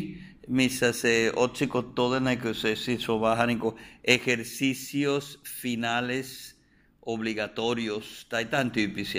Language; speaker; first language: Finnish; non-native, fluent; Spanish